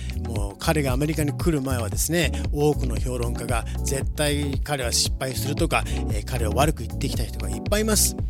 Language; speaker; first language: Japanese; early bilingual, heritage; Japanese